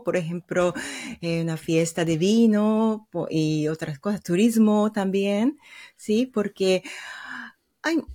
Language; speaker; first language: Spanish; non-native, fluent; Japanese